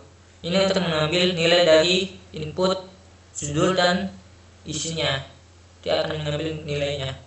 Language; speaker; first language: Indonesian; native; Indonesian